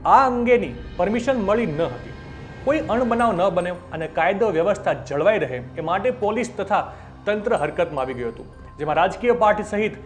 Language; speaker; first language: Gujarati; native; Gujarati